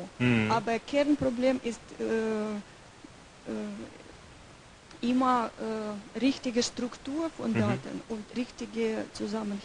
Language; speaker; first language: German; non-native, learner; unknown